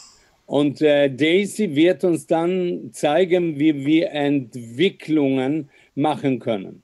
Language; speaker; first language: German; non-native, fluent; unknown